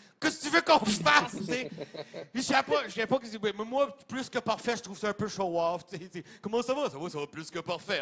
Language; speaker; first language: French; non-native, local second language; English